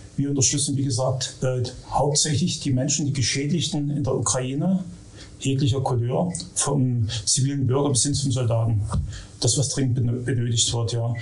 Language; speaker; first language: German; native; German